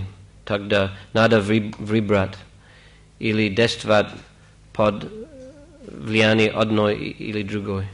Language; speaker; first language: Russian; non-native, fluent; English